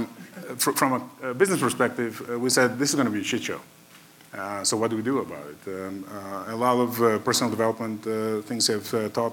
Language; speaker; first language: English; non-native, fluent; Macedonian